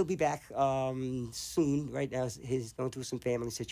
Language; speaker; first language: English; native; English